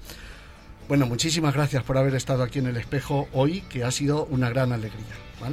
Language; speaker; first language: Spanish; native; Spanish